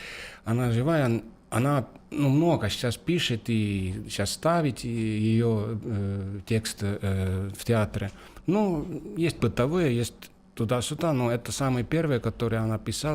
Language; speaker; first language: Russian; non-native, fluent; Estonian